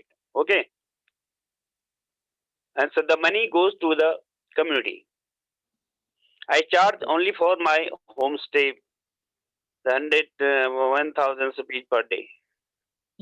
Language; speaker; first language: English; non-native, learner; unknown